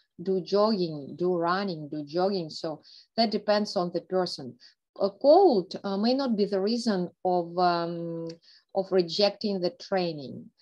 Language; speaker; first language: English; non-native, fluent; Ukrainian